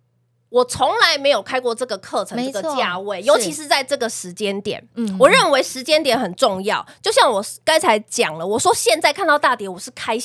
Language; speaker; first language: Chinese; native; Chinese